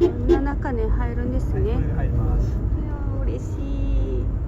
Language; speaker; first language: Japanese; non-native, fluent; Mongolian